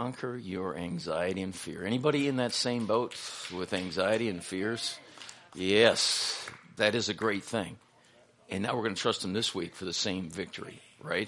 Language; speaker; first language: English; native; English